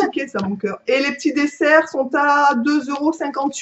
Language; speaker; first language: French; native; French